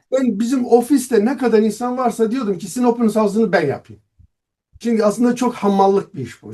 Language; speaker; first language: Turkish; non-native, local second language; Kurdish